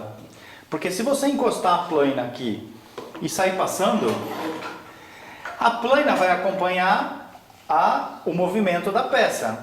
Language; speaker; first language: Portuguese; native; Portuguese